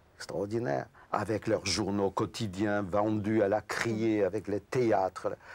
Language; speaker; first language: French; non-native, fluent; Yiddish